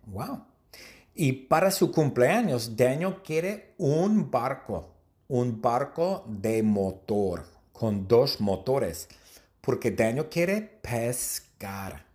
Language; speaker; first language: Spanish; non-native, fluent; English